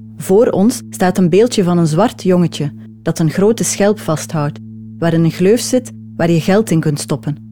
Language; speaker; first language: Dutch; native; Dutch